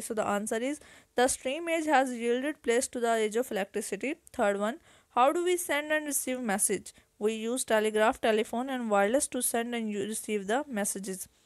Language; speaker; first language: English; non-native, local second language; Urdu